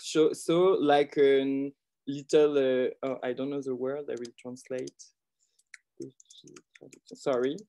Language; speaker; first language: English; non-native, learner; French